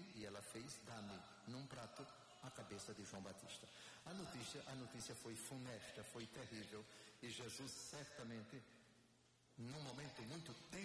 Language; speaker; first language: Portuguese; native; Portuguese